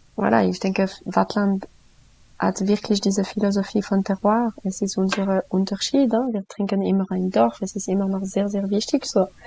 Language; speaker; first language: German; non-native, local second language; French